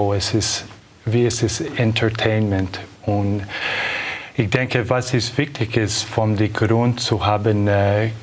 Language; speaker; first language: German; non-native, learner; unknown